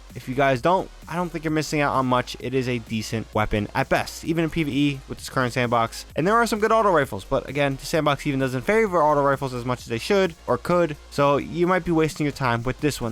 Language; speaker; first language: English; native; English